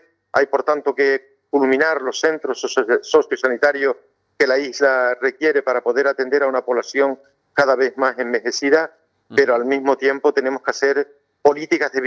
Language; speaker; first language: Spanish; native; Spanish